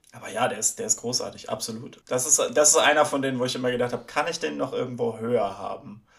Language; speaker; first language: German; native; German